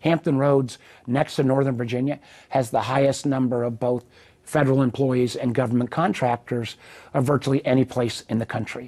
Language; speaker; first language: English; native; English